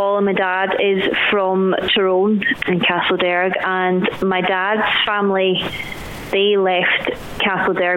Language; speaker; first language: English; native; English